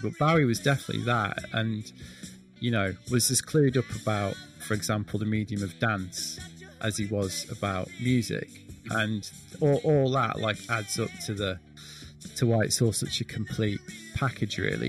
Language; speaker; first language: English; native; English